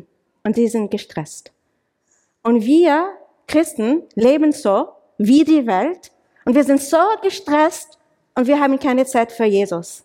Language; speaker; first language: German; non-native, fluent; English